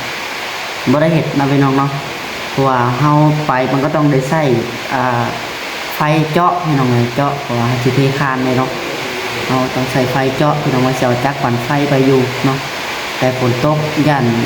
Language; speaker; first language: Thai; non-native, local second language; Lao